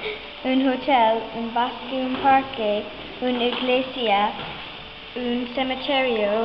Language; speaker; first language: Spanish; non-native, learner; English